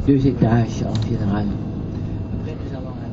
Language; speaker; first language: French; non-native, fluent; Dutch